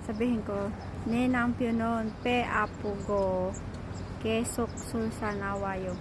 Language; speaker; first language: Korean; non-native, learner; Filipino